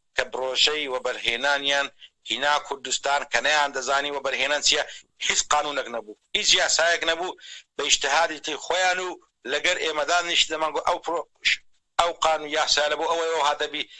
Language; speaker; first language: Central Kurdish; native; Central Kurdish